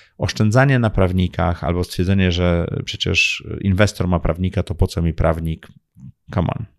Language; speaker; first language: Polish; early bilingual, heritage; Polish